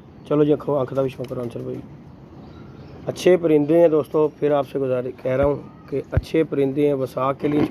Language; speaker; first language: Hindi; non-native, local second language; Punjabi